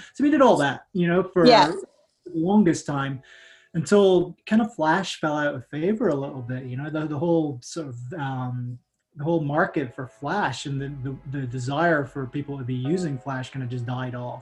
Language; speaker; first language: English; native; English